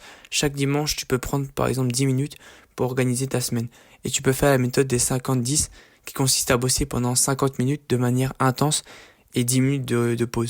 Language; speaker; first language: French; native; French